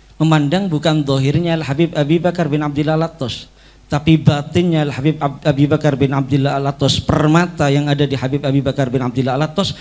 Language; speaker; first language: Indonesian; native; Indonesian